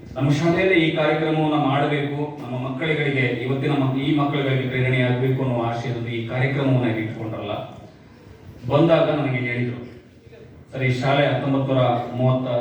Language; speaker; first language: Kannada; non-native, local second language; Marathi